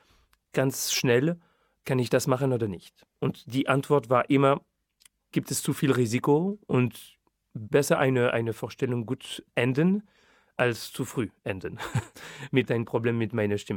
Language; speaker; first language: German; non-native, fluent; French